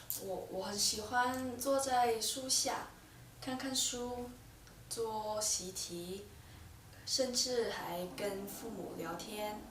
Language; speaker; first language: Chinese; non-native, fluent; Vietnamese